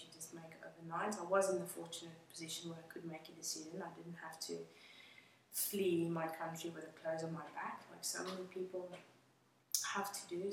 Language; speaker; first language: English; non-native, local second language; Afrikaans